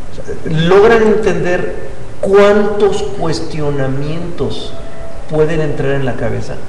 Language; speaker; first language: Spanish; native; Spanish